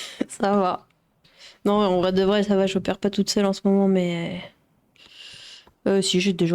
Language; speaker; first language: French; native; French